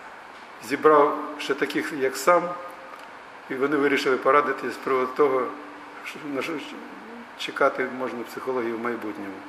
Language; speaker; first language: Ukrainian; native; Ukrainian